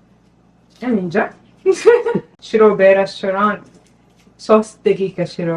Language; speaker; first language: Amharic; non-native, learner; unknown